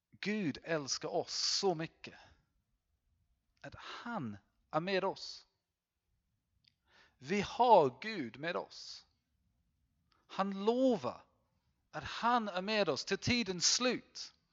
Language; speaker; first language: Swedish; non-native, fluent; English